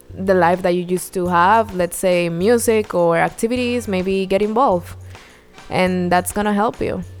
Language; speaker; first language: English; non-native, fluent; Spanish